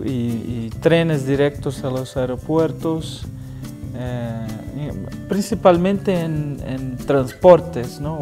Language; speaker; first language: Spanish; non-native, fluent; Portuguese